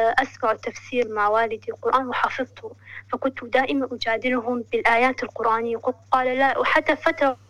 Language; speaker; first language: Arabic; non-native, local second language; Somali